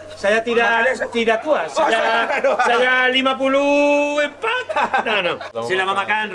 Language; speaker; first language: Indonesian; non-native, learner; Spanish